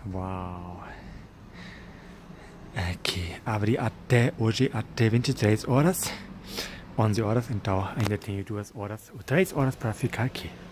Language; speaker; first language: Portuguese; non-native, fluent; German